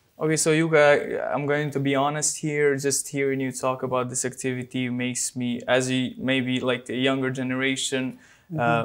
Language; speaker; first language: English; non-native, fluent; Albanian